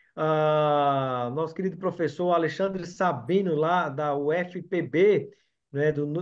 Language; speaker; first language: Portuguese; native; Portuguese